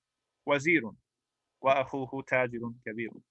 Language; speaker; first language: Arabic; non-native, fluent; English